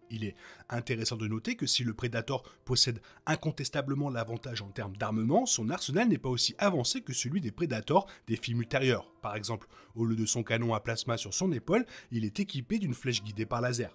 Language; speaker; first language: French; native; French